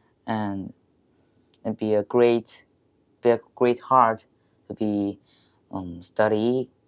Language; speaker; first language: English; non-native, learner; Chinese